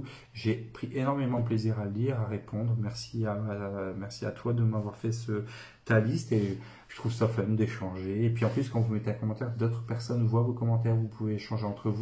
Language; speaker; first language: French; native; French